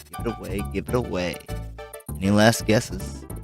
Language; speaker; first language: English; native; English